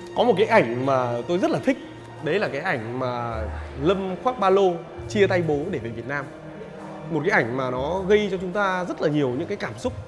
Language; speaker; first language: Vietnamese; native; Vietnamese